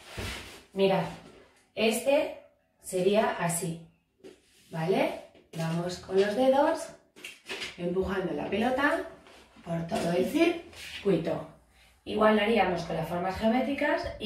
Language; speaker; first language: Spanish; native; Spanish